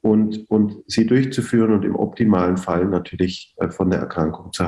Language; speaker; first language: German; native; German